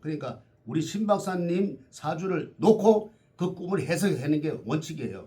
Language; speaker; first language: Korean; native; Korean